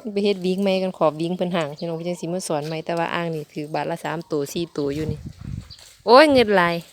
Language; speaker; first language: Thai; native; Thai